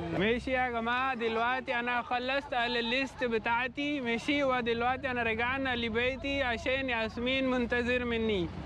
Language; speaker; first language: Arabic; non-native, learner; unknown